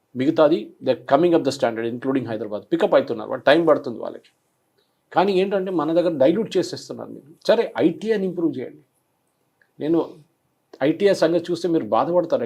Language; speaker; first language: Telugu; non-native, local second language; Malayalam